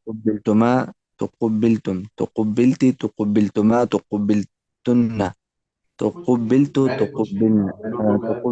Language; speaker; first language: Arabic; non-native, learner; Urdu